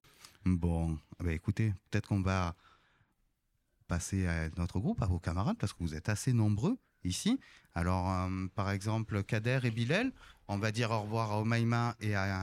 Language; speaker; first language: French; native; French